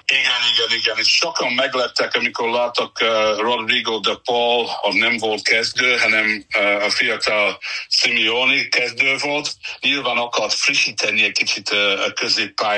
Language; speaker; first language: Hungarian; non-native, learner; English